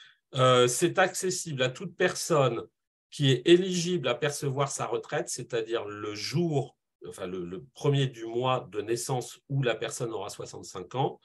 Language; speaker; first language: French; native; French